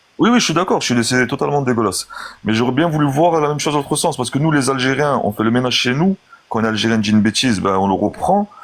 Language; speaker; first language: French; early bilingual, other home language; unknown